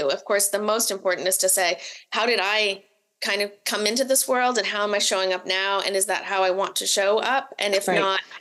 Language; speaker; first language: English; native; English